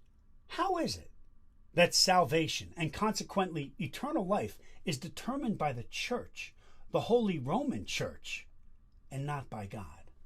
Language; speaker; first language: English; native; English